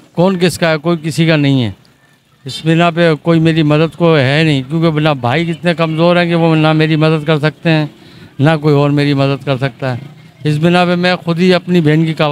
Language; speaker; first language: Urdu; native; Urdu